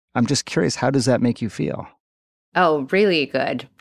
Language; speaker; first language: English; native; English